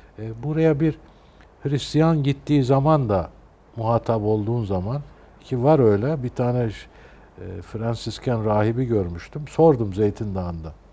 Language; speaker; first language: Turkish; native; Turkish